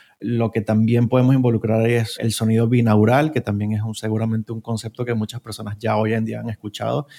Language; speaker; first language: Spanish; native; Spanish